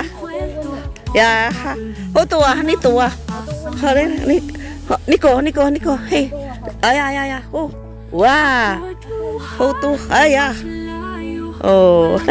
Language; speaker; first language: Chinese; non-native, learner; Filipino